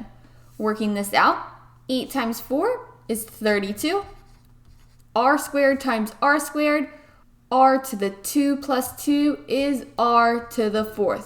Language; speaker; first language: English; native; English